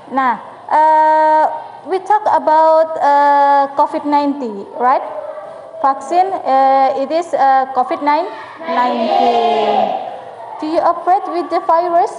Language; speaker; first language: English; non-native, learner; Indonesian